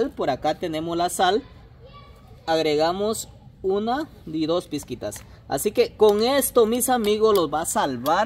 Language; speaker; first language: Spanish; native; Spanish